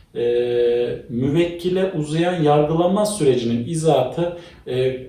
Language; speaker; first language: Turkish; native; Turkish